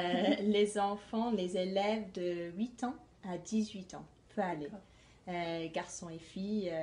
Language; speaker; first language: French; non-native, fluent; English